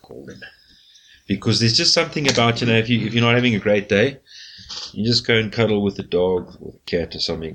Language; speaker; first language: English; native; English